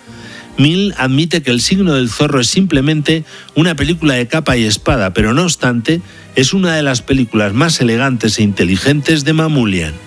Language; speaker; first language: Spanish; native; Spanish